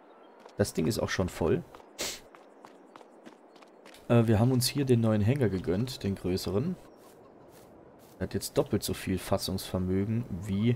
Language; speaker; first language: German; native; German